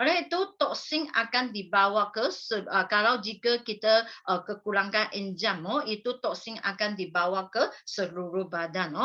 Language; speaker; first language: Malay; non-native, local second language; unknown